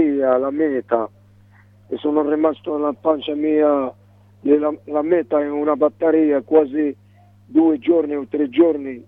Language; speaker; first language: Italian; non-native, learner; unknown